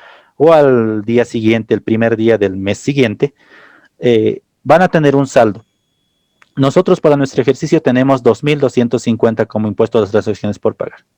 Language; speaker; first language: Spanish; native; Spanish